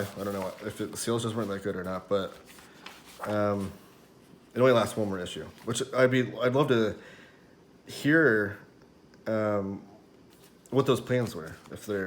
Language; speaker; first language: English; native; English